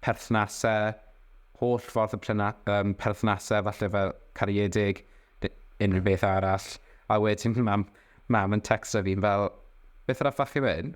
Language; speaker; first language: Welsh; non-native, local second language; English